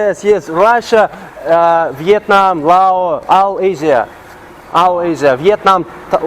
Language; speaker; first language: English; non-native, learner; Russian